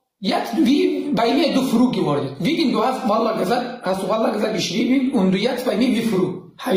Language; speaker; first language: German; non-native, learner; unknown